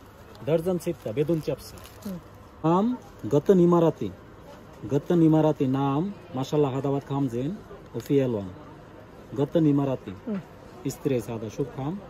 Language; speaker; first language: Arabic; non-native, learner; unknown